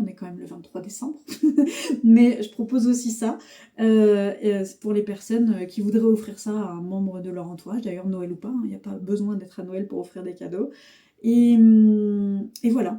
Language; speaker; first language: French; native; French